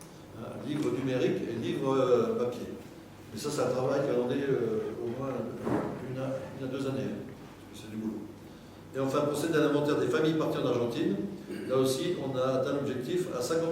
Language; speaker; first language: French; native; French